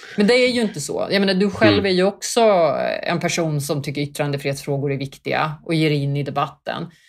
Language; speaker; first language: Swedish; early bilingual, other home language; Kurdish